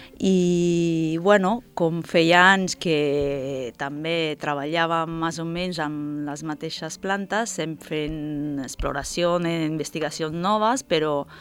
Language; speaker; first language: Catalan; non-native, fluent; Italian